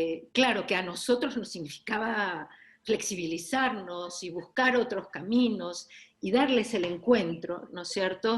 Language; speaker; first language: Spanish; native; Spanish